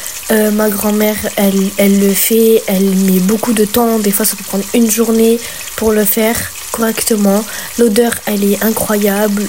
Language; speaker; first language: French; early bilingual, other home language; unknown